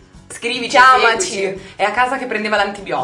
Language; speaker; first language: Italian; native; Italian